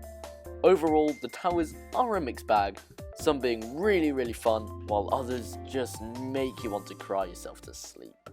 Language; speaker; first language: English; native; English